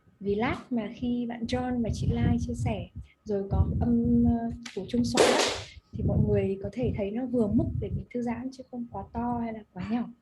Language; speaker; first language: Vietnamese; native; Vietnamese